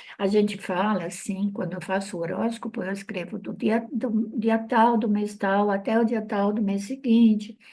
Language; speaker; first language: Portuguese; early bilingual, other home language; Italian